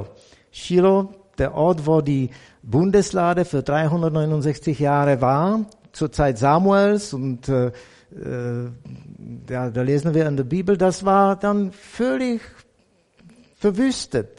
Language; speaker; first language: German; non-native, fluent; Czech